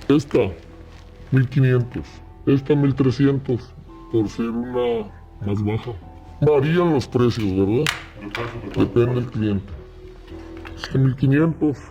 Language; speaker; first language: Spanish; native; Spanish